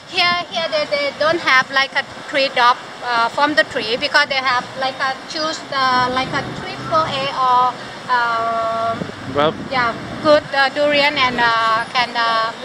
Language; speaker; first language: English; non-native, local second language; Thai